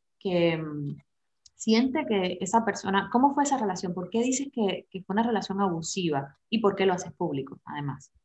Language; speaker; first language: Spanish; native; Spanish